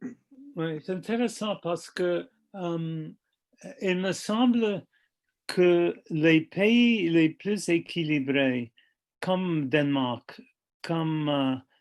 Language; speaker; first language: French; non-native, fluent; English